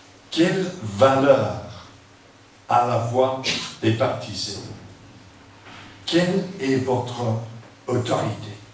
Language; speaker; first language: French; non-native, fluent; English